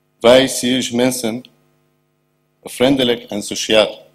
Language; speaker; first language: Dutch; non-native, learner; Arabic